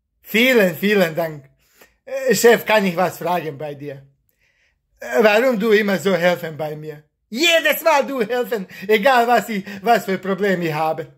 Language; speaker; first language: German; non-native, learner; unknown